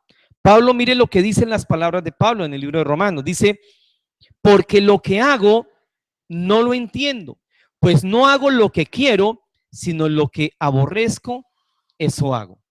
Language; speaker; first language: Spanish; native; Spanish